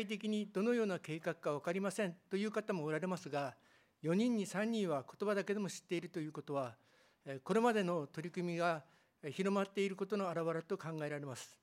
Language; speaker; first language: Japanese; native; Japanese